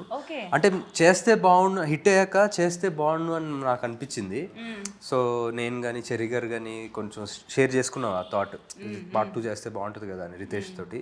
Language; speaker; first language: Telugu; native; Telugu